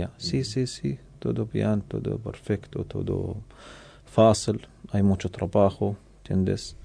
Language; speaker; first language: Spanish; non-native, learner; Arabic